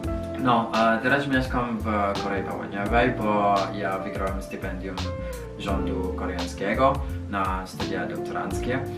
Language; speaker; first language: Polish; non-native, learner; Indonesian